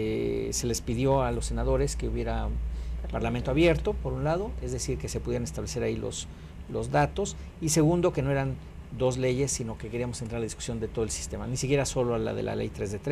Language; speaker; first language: Spanish; native; Spanish